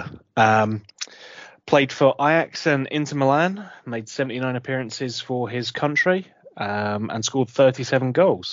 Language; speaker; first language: English; native; English